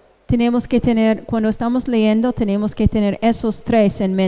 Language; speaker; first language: Spanish; non-native, fluent; English